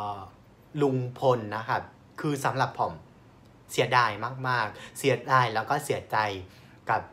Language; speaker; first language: Thai; non-native, fluent; Vietnamese